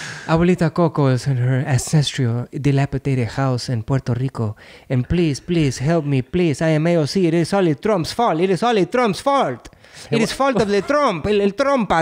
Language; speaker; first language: English; early bilingual, other home language; Spanish